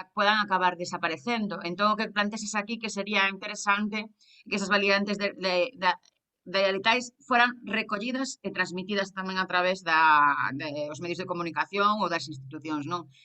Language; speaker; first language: Galician; non-native, local second language; Spanish